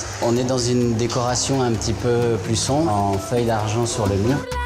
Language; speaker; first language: French; native; French